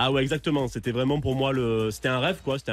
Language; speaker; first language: French; native; French